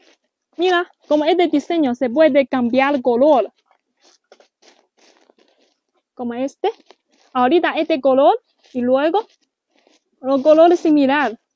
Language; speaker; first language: Spanish; non-native, learner; Chinese